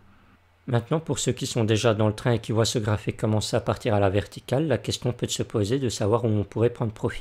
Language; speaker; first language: French; native; French